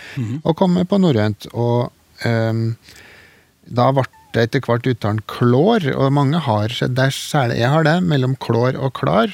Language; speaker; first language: Norwegian; native; Norwegian